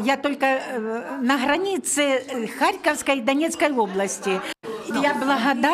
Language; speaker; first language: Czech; non-native, learner; Russian